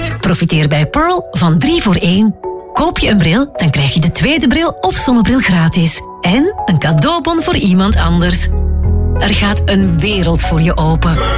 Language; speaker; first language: Dutch; native; Dutch